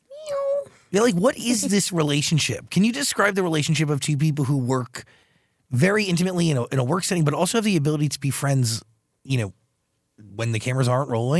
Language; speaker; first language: English; native; English